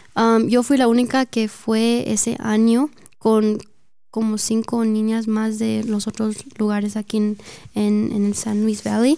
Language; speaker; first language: Spanish; early bilingual, heritage; Spanish